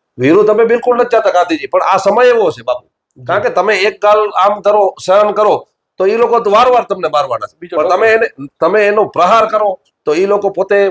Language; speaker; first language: Gujarati; native; Gujarati